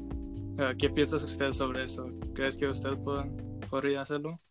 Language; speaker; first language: Spanish; non-native, learner; English